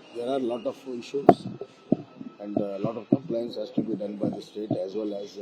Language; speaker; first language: English; non-native, local second language; Kannada